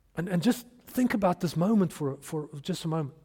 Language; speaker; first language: English; non-native, local second language; Afrikaans